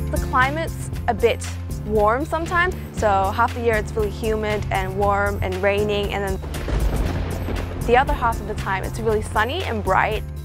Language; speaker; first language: English; early bilingual, other home language; Chinese